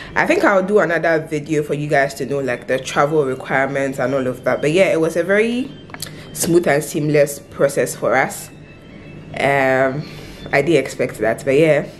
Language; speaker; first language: English; non-native, local second language; Akan